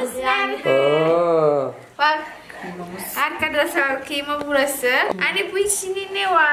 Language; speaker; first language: Turkish; non-native, learner; Indonesian